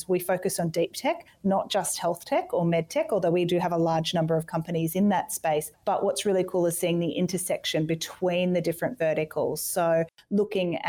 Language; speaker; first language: English; native; English